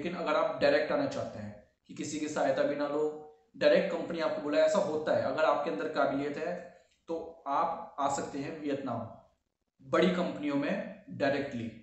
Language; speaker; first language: Hindi; native; Hindi